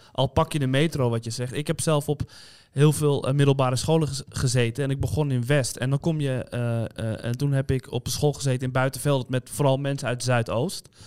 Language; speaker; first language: Dutch; native; Dutch